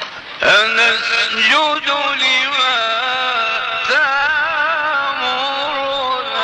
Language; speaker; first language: Arabic; native; Arabic